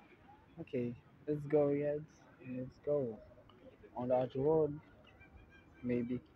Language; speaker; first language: English; non-native, fluent; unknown